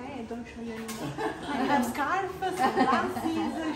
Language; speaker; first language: English; non-native, learner; Italian